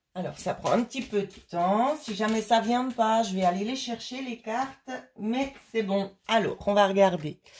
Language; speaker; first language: French; native; French